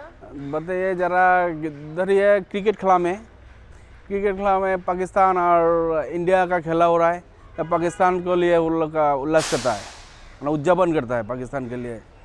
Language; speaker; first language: Hindi; non-native, local second language; Bangla